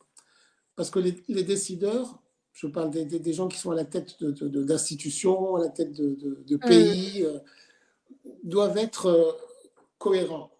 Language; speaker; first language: French; native; French